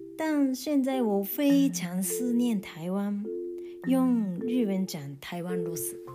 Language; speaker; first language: Chinese; non-native, fluent; Japanese